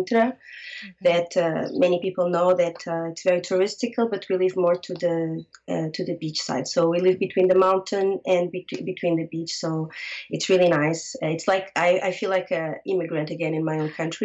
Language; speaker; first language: English; non-native, fluent; Portuguese